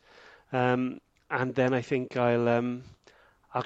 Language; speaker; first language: English; native; English